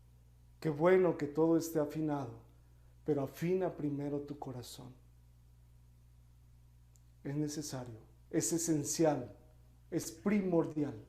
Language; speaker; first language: Spanish; native; Spanish